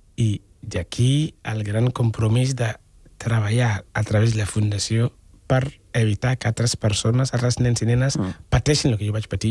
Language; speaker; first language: Catalan; non-native, fluent; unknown